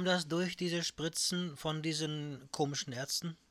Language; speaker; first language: German; native; German